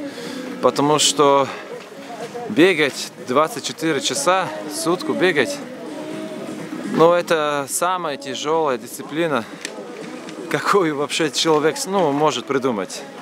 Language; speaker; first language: Russian; non-native, fluent; Latvian